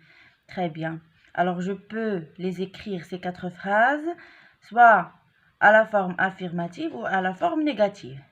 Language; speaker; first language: French; non-native, local second language; Arabic